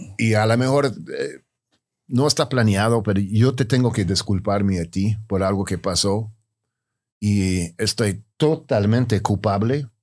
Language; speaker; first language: Spanish; non-native, fluent; English